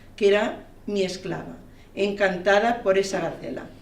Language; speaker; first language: Spanish; non-native, local second language; Catalan